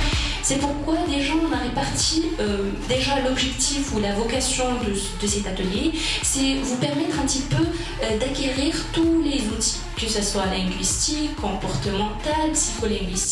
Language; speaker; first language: French; non-native, local second language; Arabic